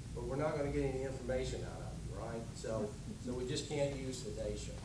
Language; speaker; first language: English; native; English